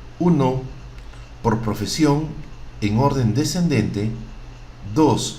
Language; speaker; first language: Spanish; native; Spanish